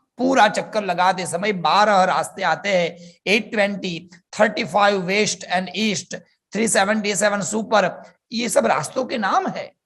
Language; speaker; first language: Hindi; non-native, local second language; Gujarati